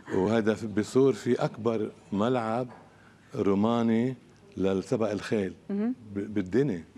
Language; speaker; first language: Arabic; native; Arabic